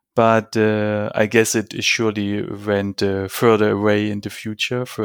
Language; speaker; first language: English; non-native, fluent; German